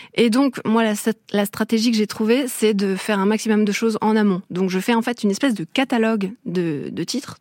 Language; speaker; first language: French; native; French